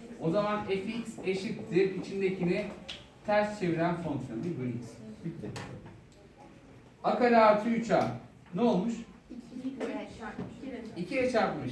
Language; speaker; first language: Turkish; native; Turkish